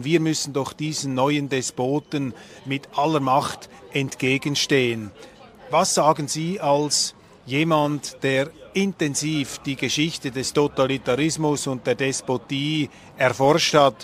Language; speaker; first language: German; native; German